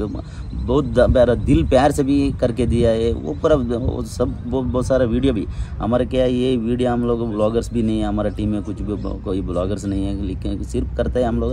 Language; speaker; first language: Hindi; non-native, local second language; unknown